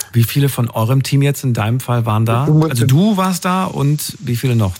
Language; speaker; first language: German; native; German